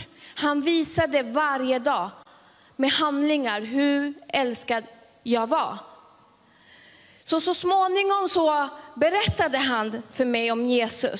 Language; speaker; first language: Swedish; early bilingual, other home language; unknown